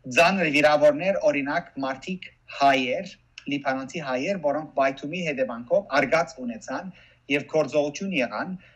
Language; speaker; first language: Armenian; early bilingual, heritage; Armenian